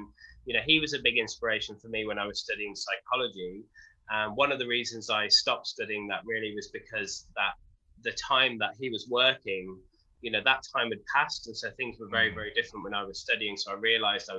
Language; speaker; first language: English; native; English